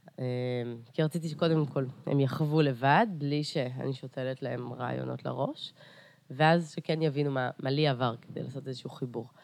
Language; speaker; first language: Hebrew; early bilingual, other home language; Russian